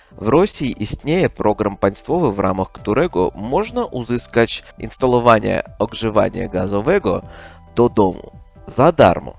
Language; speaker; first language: Polish; non-native, learner; Russian